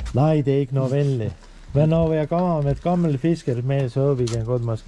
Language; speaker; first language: Danish; non-native, learner; Estonian